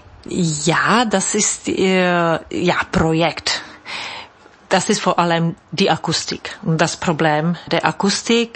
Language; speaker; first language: German; non-native, fluent; Czech